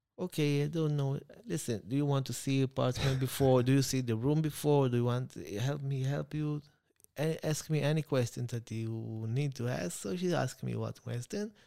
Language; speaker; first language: English; non-native, learner; Hebrew